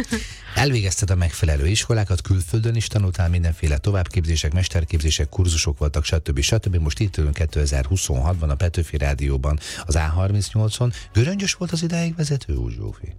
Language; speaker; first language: Hungarian; native; Hungarian